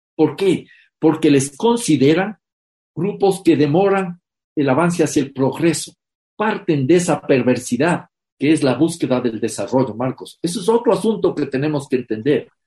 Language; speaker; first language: Spanish; native; Spanish